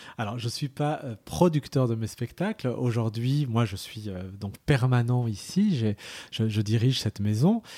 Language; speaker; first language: French; early bilingual, other home language; Arabic